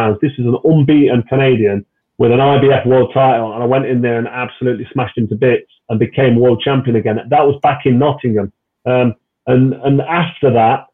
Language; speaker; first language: English; native; English